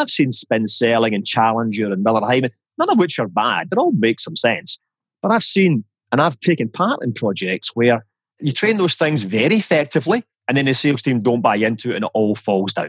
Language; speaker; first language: English; native; English